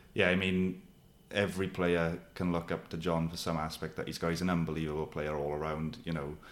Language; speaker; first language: English; native; English